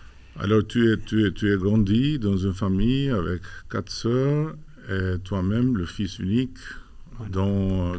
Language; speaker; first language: French; non-native, fluent; Albanian